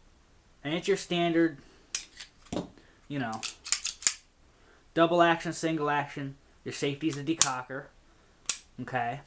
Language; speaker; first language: English; native; English